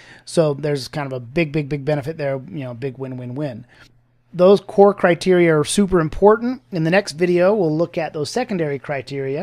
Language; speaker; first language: English; native; English